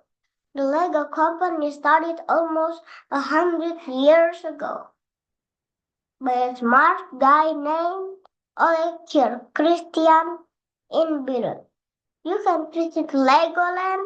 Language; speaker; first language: English; non-native, learner; Indonesian